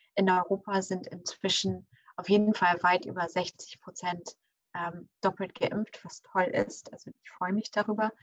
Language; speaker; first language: German; early bilingual, other home language; English